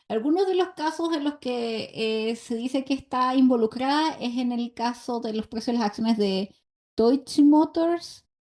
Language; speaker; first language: Spanish; native; Spanish